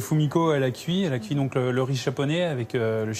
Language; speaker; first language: French; native; French